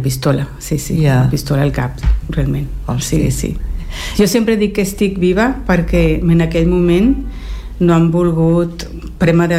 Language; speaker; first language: Catalan; non-native, fluent; Spanish